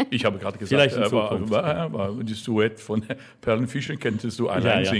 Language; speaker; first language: German; non-native, fluent; French